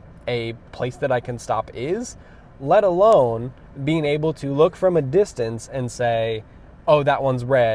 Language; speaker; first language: English; native; English